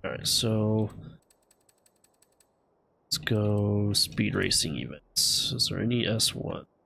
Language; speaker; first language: English; native; English